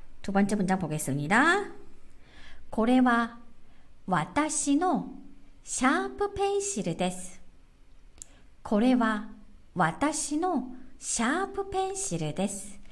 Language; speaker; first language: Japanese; non-native, local second language; Korean